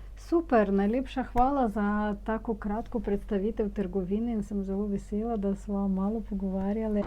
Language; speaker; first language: Slovenian; non-native, fluent; Ukrainian